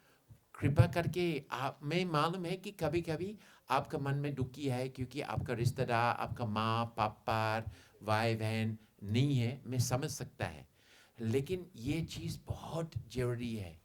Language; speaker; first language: Hindi; non-native, fluent; English